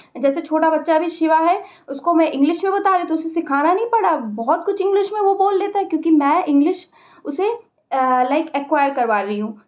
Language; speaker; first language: Hindi; native; Hindi